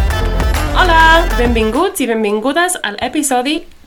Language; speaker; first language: Catalan; non-native, fluent; English